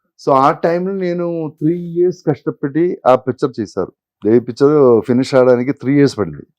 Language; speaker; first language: Telugu; non-native, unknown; Malayalam